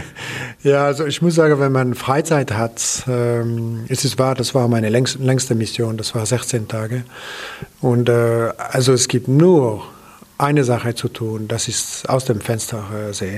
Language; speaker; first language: German; non-native, local second language; French